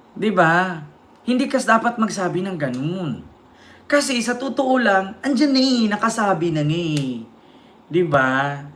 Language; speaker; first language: Filipino; non-native, local second language; Cebuano